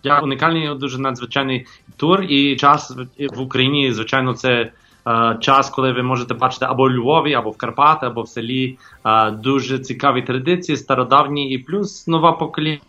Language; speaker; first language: Ukrainian; non-native, fluent; English